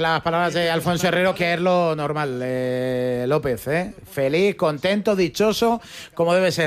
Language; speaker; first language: Spanish; native; Spanish